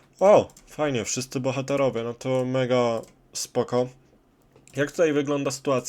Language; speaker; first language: Polish; native; Polish